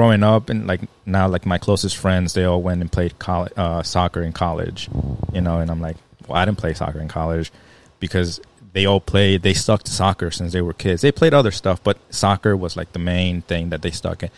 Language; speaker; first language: English; native; English